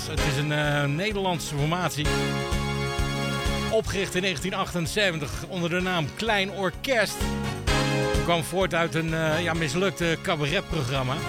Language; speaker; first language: Dutch; native; Dutch